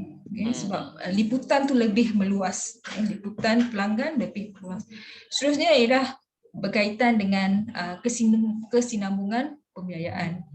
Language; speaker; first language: Malay; native; Malay